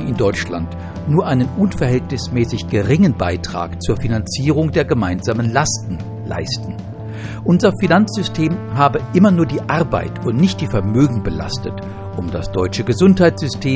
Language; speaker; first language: German; native; German